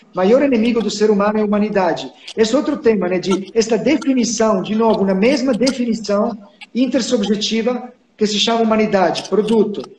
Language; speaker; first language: Portuguese; non-native, fluent; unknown